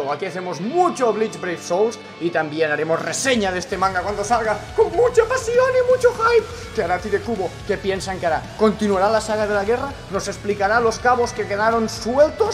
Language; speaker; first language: Spanish; native; Spanish